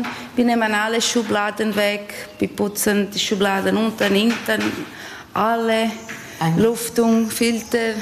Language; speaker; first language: German; non-native, learner; Portuguese